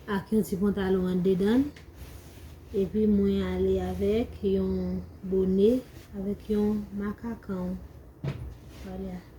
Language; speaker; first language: French; non-native, learner; Haitian Creole